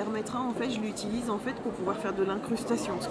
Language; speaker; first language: French; native; French